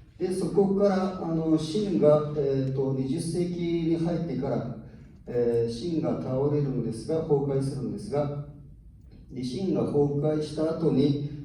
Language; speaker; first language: Japanese; non-native, fluent; Uyghur